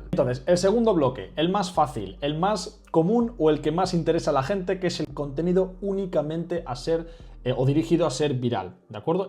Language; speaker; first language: Spanish; native; Spanish